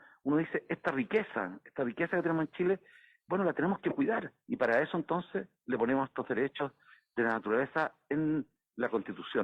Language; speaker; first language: Spanish; native; Spanish